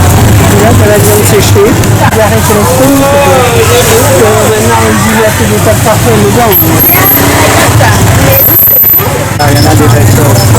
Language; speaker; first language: French; native; French